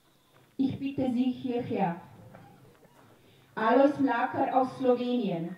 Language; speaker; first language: German; non-native, learner; Slovenian